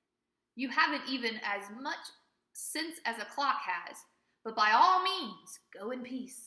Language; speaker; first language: English; native; English